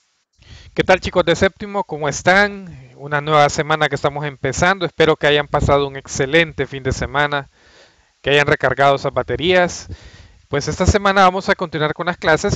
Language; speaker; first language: Spanish; native; Spanish